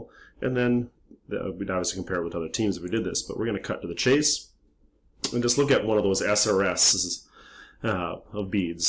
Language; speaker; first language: English; native; English